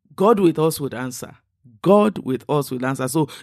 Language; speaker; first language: English; non-native, local second language; Igbo